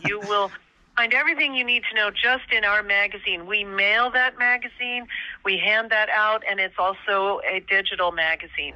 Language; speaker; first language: English; native; English